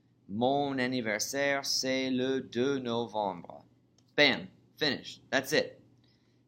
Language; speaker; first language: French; non-native, fluent; English